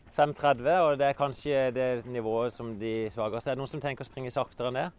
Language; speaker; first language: Norwegian; native; Norwegian